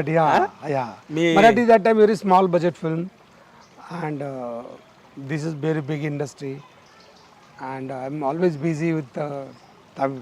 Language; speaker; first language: Telugu; non-native, learner; Marathi